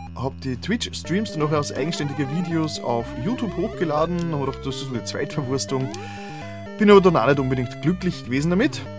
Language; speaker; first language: German; native; German